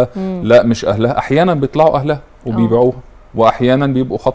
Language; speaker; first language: Arabic; native; Arabic